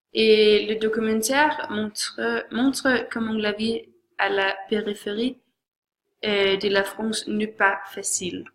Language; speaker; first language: French; non-native, learner; Swedish